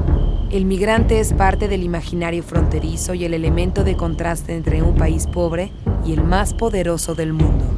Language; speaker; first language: Spanish; native; Spanish